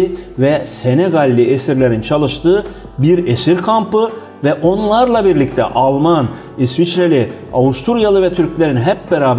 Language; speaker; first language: Turkish; native; Turkish